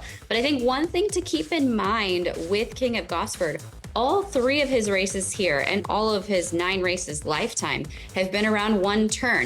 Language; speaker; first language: English; native; English